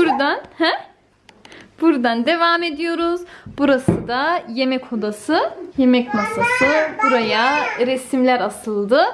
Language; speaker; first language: Turkish; early bilingual, heritage; Turkish